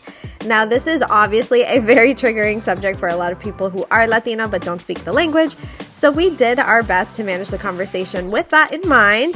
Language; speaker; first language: English; native; English